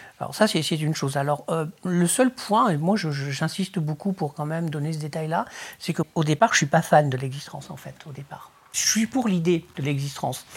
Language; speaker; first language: French; early bilingual, other home language; Spanish